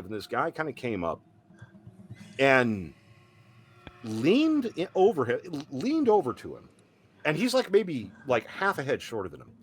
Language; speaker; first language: English; native; English